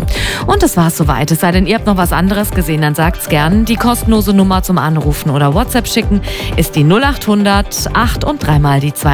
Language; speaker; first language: German; native; German